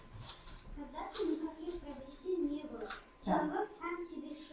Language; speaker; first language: Russian; non-native, local second language; Kazakh